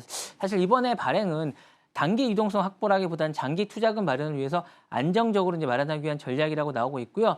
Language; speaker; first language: Korean; native; Korean